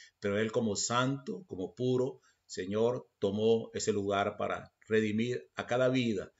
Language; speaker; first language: Spanish; native; Spanish